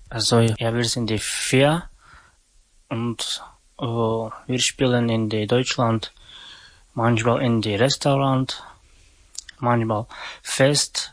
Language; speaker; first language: German; non-native, learner; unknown